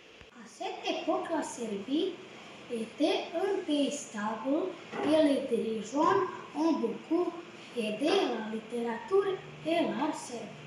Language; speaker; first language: French; non-native, learner; Serbian